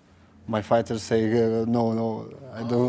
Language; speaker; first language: English; non-native, learner; Russian